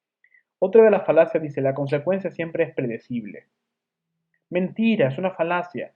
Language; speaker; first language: Spanish; native; Spanish